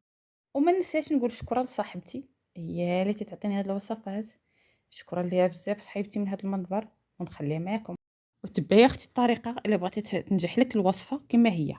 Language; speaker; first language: Arabic; native; Arabic